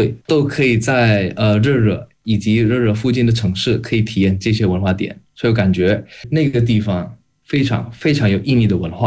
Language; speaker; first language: Chinese; non-native, fluent; Indonesian